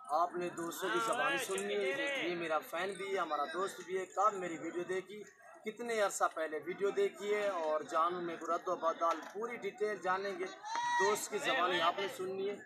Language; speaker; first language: Urdu; non-native, local second language; Saraiki